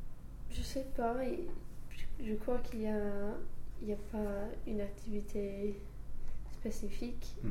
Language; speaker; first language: French; non-native, fluent; English